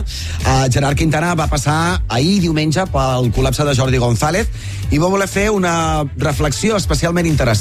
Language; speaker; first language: Catalan; native; Catalan